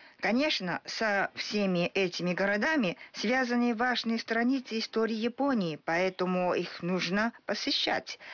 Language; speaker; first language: Russian; non-native, fluent; Japanese